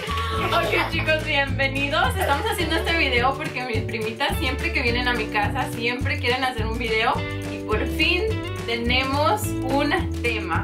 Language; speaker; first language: Spanish; early bilingual, heritage; Spanish